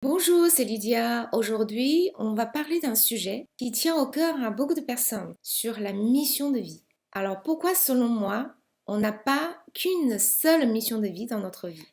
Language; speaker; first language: French; non-native, fluent; Chinese